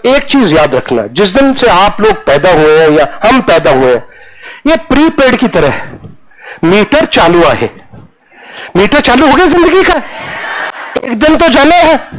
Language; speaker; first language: Hindi; non-native, local second language; Punjabi